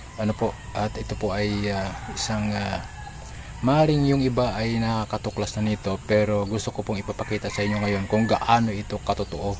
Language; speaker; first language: Filipino; non-native, local second language; Cebuano